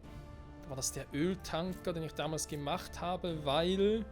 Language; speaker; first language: German; native; German